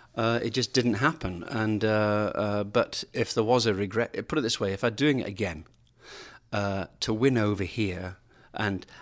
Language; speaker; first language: English; native; English